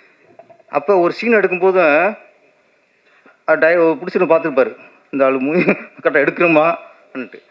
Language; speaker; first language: Tamil; native; Tamil